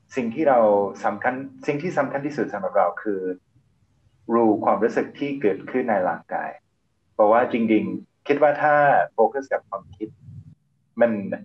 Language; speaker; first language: Thai; non-native, fluent; English